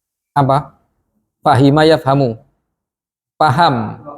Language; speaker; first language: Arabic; non-native, fluent; Indonesian